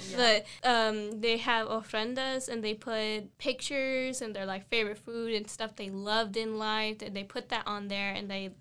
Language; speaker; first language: English; native; English